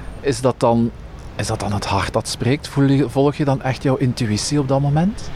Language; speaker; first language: Dutch; native; Dutch